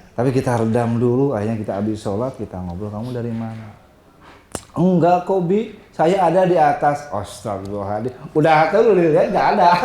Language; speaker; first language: Indonesian; non-native, local second language; Sundanese